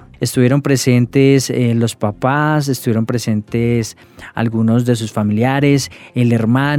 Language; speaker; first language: Spanish; native; Spanish